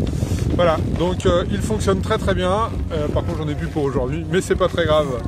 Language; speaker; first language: French; native; French